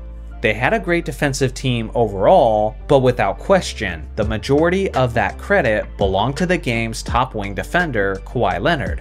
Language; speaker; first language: English; native; English